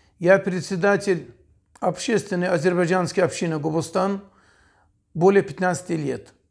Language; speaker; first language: Russian; non-native, local second language; Talysh